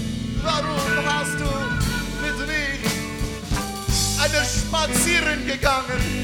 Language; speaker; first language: German; non-native, learner; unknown